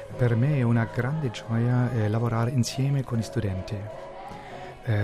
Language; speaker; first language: Italian; non-native, learner; German